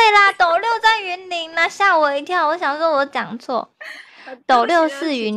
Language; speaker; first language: Chinese; native; Chinese